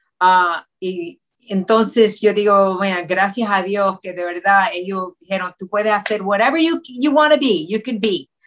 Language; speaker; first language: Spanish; early bilingual, heritage; Spanish